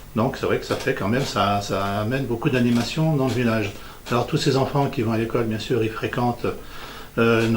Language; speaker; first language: French; native; French